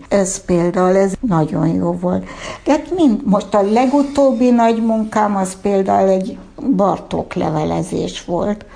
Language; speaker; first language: Hungarian; early bilingual, heritage; Hungarian